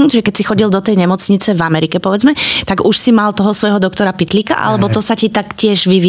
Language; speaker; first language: Slovak; native; Slovak